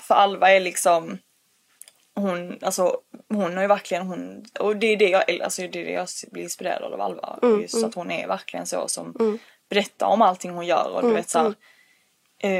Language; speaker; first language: Swedish; early bilingual, other home language; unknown